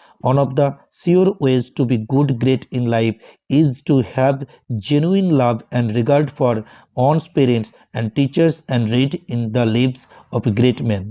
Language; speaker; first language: English; non-native, local second language; Bangla